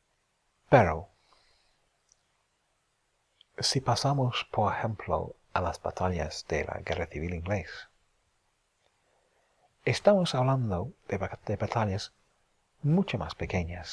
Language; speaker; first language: Spanish; non-native, fluent; English